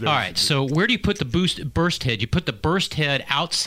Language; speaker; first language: English; native; English